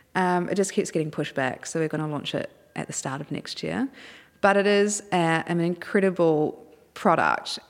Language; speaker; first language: English; native; English